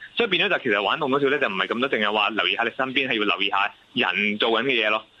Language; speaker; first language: Cantonese; non-native, local second language; English